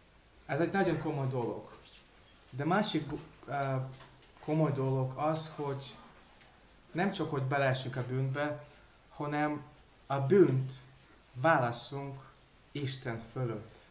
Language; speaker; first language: Hungarian; non-native, learner; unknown